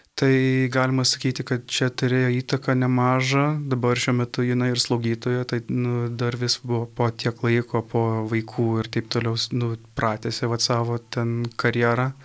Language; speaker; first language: Lithuanian; early bilingual, heritage; Lithuanian